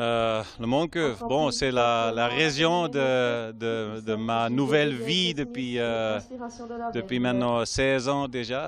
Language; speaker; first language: French; non-native, fluent; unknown